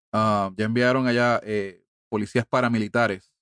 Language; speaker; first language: Spanish; early bilingual, heritage; Spanish